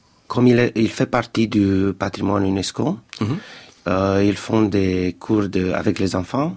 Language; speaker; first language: French; non-native, fluent; Romanian